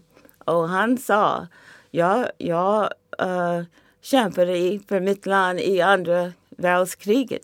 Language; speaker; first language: Swedish; non-native, fluent; English